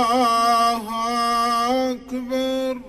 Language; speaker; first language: Arabic; native; Arabic